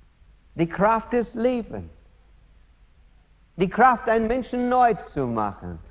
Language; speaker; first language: German; non-native, fluent; English